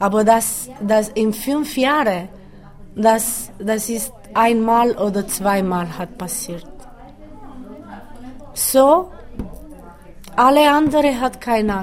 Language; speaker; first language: German; non-native, learner; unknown